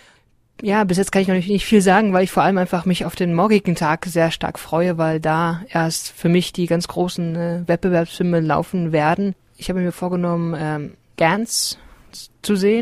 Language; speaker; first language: German; native; German